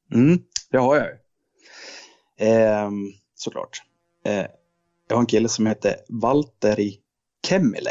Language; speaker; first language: Swedish; native; Swedish